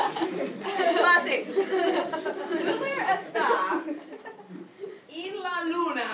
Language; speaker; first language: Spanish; non-native, fluent; English